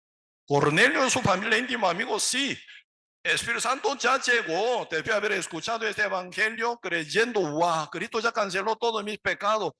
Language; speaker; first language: Spanish; non-native, learner; Korean